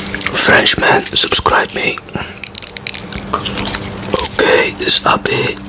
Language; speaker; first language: English; non-native, fluent; Dutch